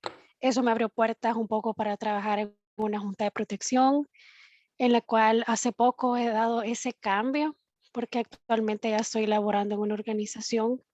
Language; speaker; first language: Spanish; native; Spanish